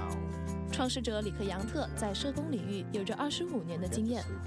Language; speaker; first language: Chinese; native; Chinese